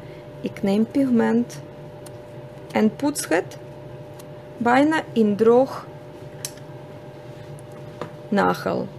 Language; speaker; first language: Dutch; non-native, fluent; Russian